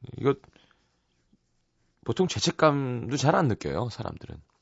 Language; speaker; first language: Korean; native; Korean